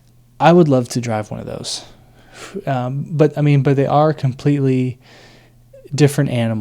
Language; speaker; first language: English; native; English